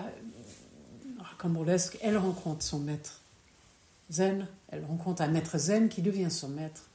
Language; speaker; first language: French; non-native, fluent; English